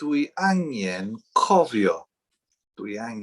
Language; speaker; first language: Welsh; non-native, learner; English